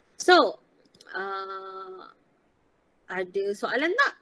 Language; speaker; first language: Malay; native; Malay